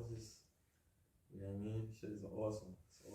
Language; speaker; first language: English; native; English